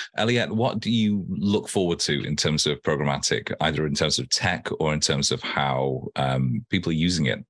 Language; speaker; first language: English; native; English